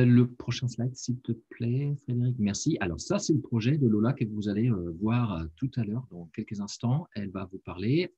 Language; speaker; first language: French; non-native, fluent; German